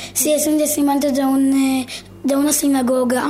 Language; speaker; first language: Spanish; early bilingual, heritage; Hebrew